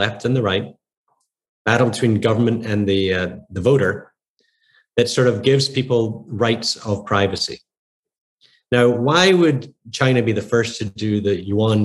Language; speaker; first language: English; native; English